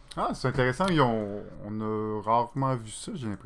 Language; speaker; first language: French; native; French